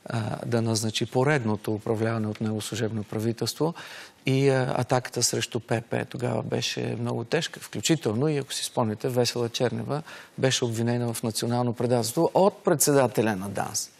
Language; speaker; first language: Bulgarian; native; Bulgarian